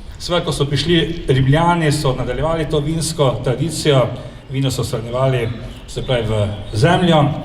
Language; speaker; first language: Slovenian; native; Slovenian